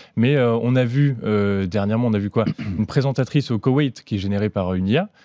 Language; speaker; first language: French; native; French